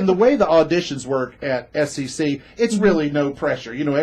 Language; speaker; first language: English; native; English